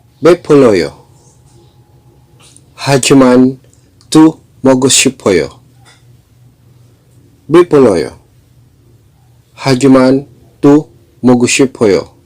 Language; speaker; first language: Korean; non-native, learner; Filipino